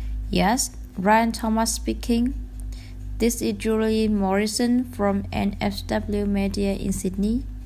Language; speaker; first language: English; non-native, learner; Vietnamese